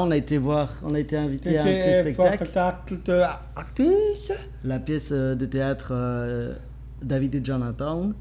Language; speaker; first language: French; native; French